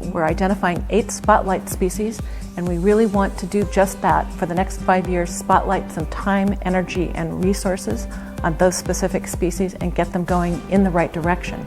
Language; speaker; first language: English; native; English